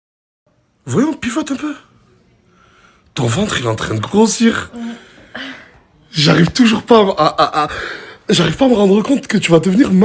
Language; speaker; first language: French; native; French